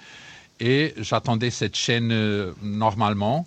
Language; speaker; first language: French; non-native, fluent; Portuguese